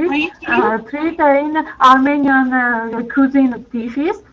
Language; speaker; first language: English; non-native, learner; Armenian